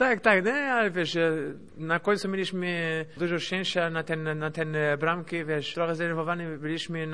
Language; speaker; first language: Polish; non-native, fluent; Portuguese